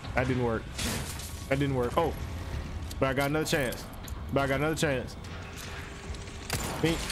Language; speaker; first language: English; native; English